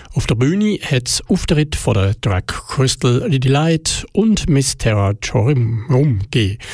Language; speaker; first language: German; native; German